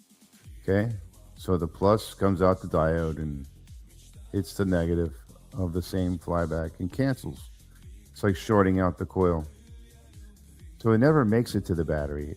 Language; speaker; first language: English; native; English